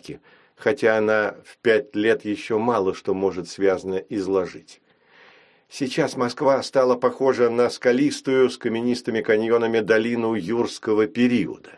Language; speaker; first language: Russian; native; Russian